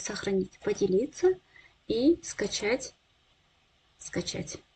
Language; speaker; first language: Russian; non-native, local second language; Kazakh